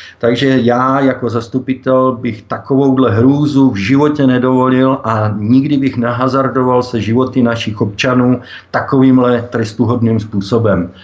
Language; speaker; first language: Czech; native; Czech